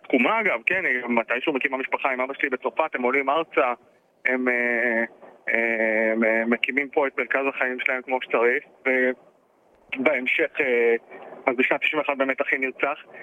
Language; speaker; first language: Hebrew; native; Hebrew